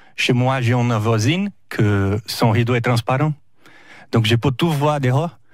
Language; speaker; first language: French; non-native, fluent; Portuguese